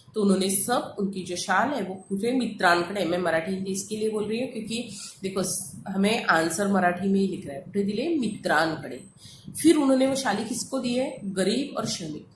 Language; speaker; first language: Hindi; non-native, local second language; Marathi